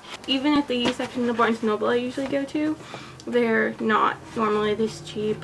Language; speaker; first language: English; native; English